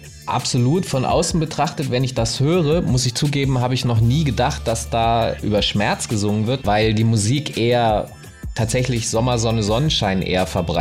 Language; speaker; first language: German; native; German